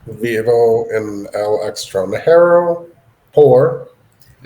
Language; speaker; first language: Spanish; non-native, learner; English